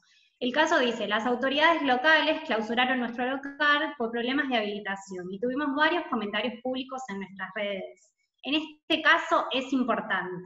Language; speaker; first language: Spanish; native; Spanish